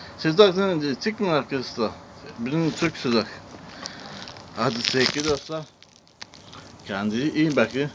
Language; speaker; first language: Turkish; non-native, learner; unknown